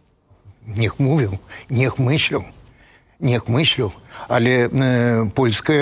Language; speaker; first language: Polish; non-native, fluent; Russian